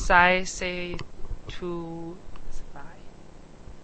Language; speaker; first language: Italian; non-native, learner; English